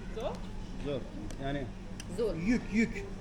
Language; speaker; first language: Turkish; non-native, learner; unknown